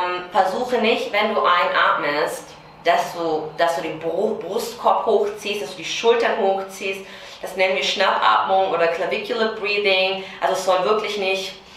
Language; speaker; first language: German; native; German